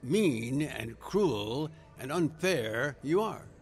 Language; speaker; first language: English; native; English